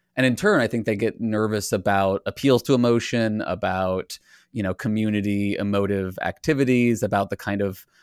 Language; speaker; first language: English; native; English